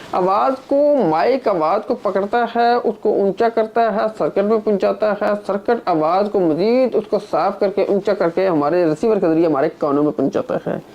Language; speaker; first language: Urdu; non-native, local second language; Punjabi